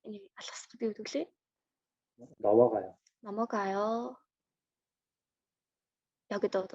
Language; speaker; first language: Korean; non-native, learner; Mongolian